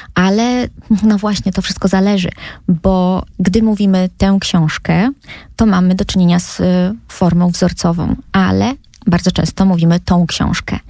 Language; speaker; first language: Polish; native; Polish